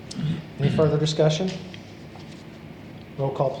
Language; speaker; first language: English; native; English